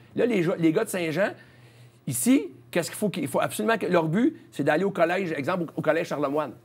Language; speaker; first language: French; native; French